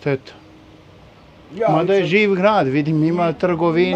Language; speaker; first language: Bosnian; native; Bosnian